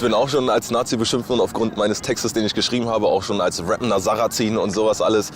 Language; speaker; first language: German; native; German